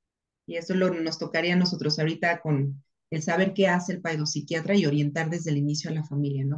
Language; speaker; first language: Spanish; native; Spanish